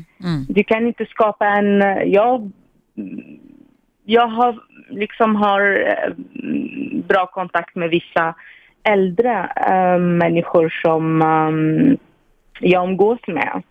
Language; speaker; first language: Swedish; non-native, fluent; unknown